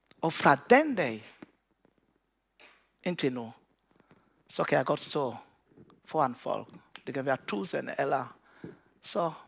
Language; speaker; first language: Danish; non-native, learner; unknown